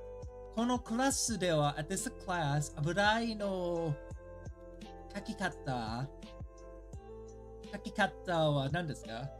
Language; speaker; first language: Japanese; non-native, learner; English